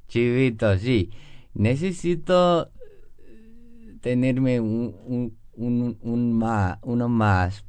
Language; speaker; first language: Spanish; non-native, fluent; English